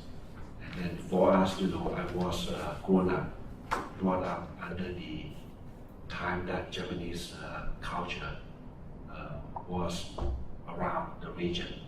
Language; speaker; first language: English; non-native, fluent; Thai